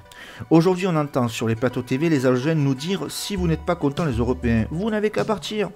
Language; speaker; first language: French; native; French